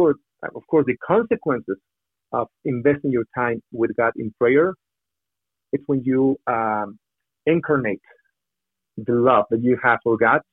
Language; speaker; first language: English; non-native, fluent; Spanish